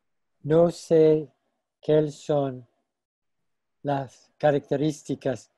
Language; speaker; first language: Spanish; non-native, fluent; English